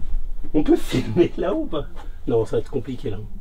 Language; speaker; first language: French; native; French